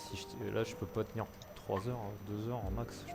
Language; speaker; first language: French; native; French